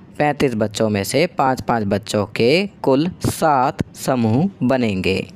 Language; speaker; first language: Hindi; native; Hindi